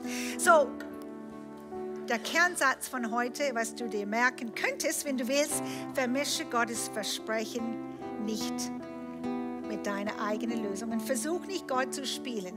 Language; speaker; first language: German; non-native, fluent; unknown